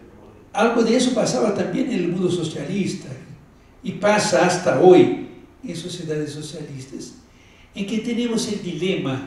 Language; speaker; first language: Spanish; non-native, fluent; Portuguese